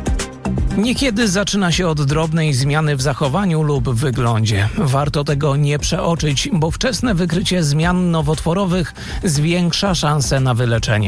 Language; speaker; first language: Polish; native; Polish